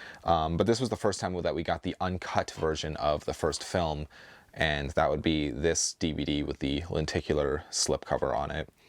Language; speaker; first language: English; native; English